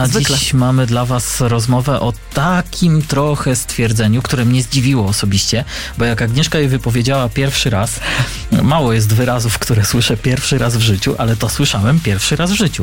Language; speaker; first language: Polish; native; Polish